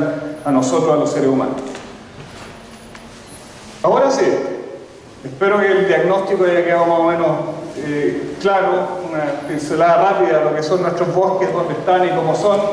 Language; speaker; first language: Spanish; native; Spanish